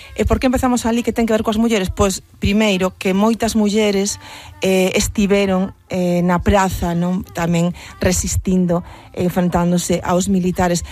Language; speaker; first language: Galician; native; Galician